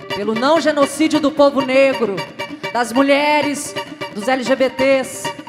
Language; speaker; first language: Portuguese; native; Portuguese